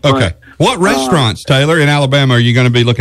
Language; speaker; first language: English; native; English